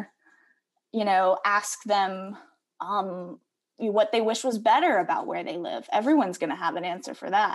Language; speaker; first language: English; native; English